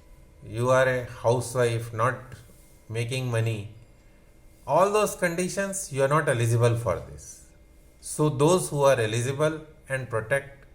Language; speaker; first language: English; non-native, local second language; Hindi